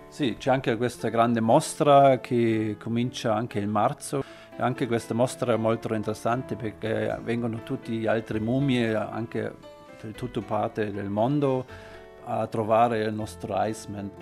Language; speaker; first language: Italian; non-native, learner; German